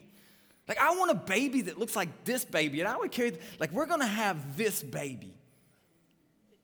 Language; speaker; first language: English; native; English